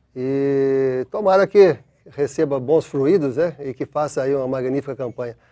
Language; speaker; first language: Portuguese; native; Portuguese